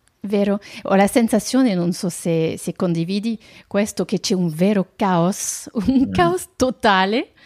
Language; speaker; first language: Italian; non-native, fluent; French